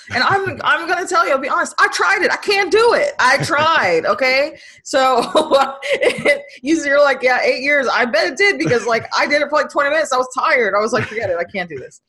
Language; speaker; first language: English; native; English